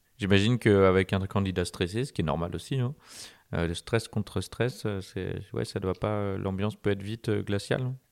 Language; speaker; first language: French; native; French